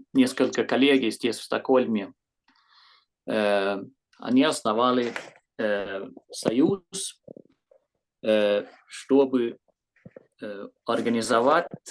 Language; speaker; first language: Russian; non-native, fluent; Swedish